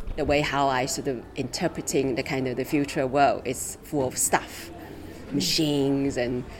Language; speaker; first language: English; non-native, fluent; Chinese